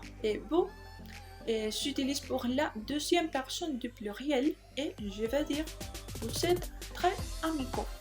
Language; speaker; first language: French; non-native, learner; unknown